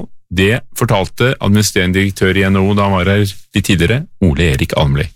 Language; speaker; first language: Norwegian; native; Norwegian